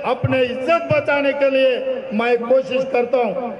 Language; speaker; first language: Hindi; non-native, local second language; Telugu